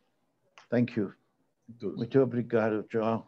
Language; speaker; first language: Portuguese; non-native, fluent; English